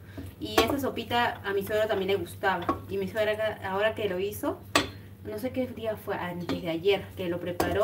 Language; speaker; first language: Spanish; native; Spanish